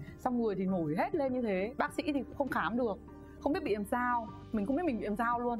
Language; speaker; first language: Vietnamese; native; Vietnamese